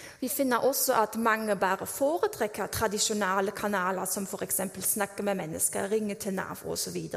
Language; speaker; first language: Norwegian; non-native, fluent; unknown